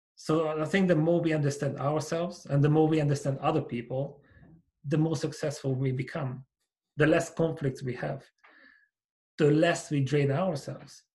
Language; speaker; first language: English; non-native, fluent; Hungarian